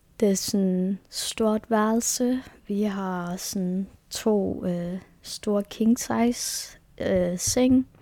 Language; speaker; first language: Danish; non-native, local second language; Kalaallisut